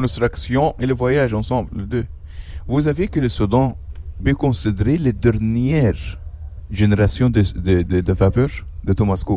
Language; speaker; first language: French; non-native, learner; Arabic